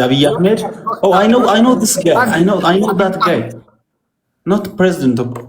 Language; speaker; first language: English; non-native, fluent; Amharic